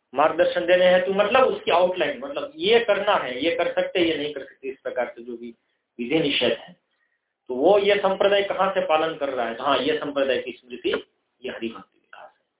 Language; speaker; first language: Hindi; non-native, local second language; Gujarati